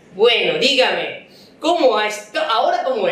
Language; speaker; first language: Spanish; non-native, fluent; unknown